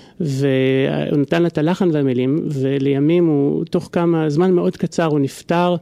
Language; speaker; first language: Hebrew; native; Hebrew